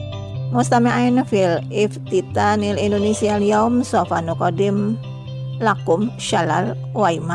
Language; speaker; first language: Arabic; non-native, fluent; Indonesian